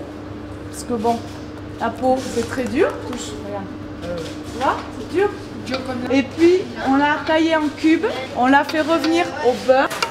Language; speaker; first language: French; native; French